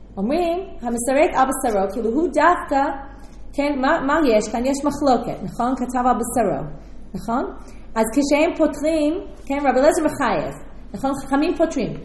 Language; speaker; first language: Hebrew; non-native, fluent; English